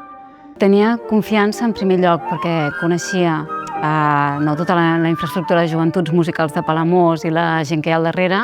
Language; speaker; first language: Catalan; native; Catalan